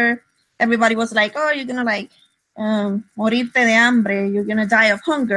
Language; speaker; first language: English; non-native, fluent; Spanish